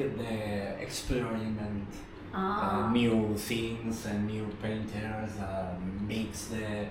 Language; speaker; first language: English; non-native, learner; Spanish